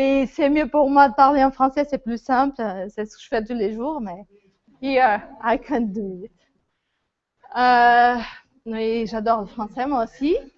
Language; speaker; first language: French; non-native, fluent; Portuguese